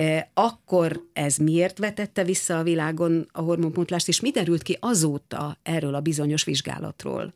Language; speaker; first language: Hungarian; native; Hungarian